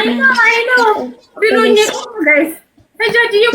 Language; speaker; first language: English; non-native, learner; Amharic